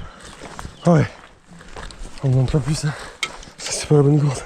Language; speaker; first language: French; native; French